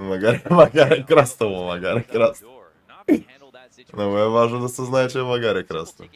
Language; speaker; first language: Bulgarian; native; Bulgarian